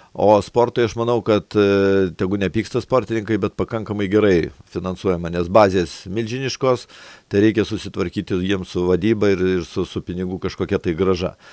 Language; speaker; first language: Lithuanian; native; Lithuanian